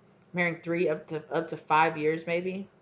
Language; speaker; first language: English; native; English